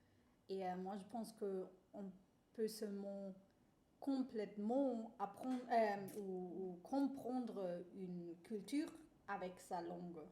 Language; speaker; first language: French; non-native, fluent; German